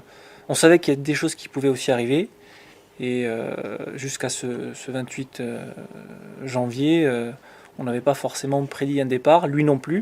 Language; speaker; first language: French; native; French